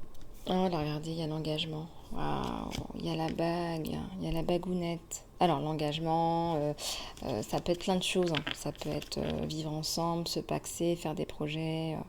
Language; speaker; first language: French; native; French